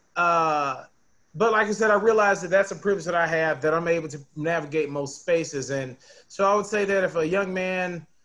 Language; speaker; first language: English; native; English